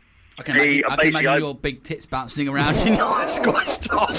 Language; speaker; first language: English; native; English